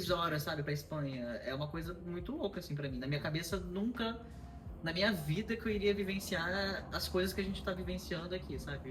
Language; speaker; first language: Portuguese; native; Portuguese